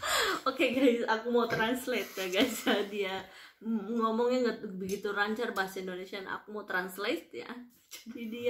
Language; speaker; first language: Indonesian; non-native, local second language; Javanese